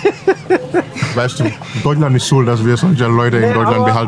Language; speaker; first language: German; non-native, learner; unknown